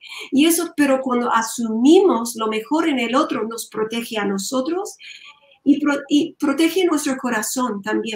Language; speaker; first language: Spanish; non-native, learner; English